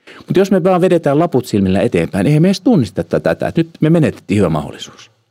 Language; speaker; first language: Finnish; early bilingual, heritage; Finnish